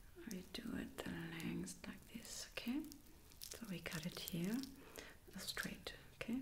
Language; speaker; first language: English; non-native, fluent; German